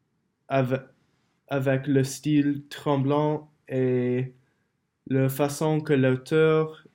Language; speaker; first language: French; non-native, learner; English